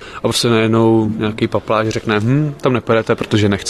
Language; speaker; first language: Czech; native; Czech